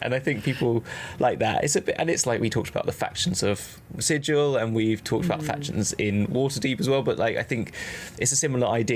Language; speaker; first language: English; native; English